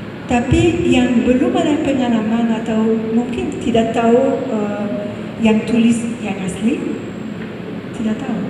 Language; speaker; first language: Indonesian; non-native, fluent; English